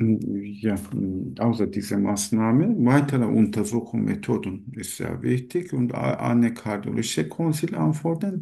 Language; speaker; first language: German; non-native, learner; Turkish